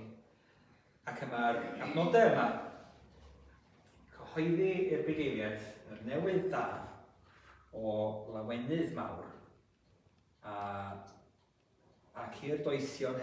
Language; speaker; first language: Welsh; native; Welsh